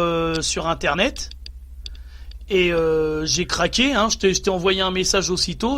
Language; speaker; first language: French; native; French